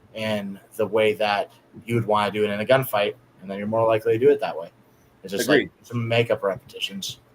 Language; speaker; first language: English; native; English